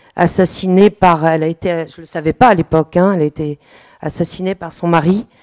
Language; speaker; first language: French; native; French